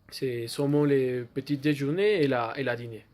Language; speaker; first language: French; non-native, learner; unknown